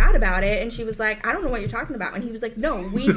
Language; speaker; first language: English; native; English